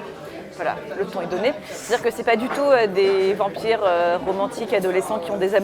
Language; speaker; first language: French; native; French